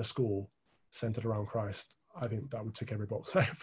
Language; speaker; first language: English; native; English